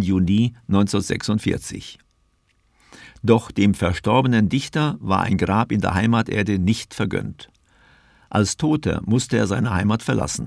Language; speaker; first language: German; native; German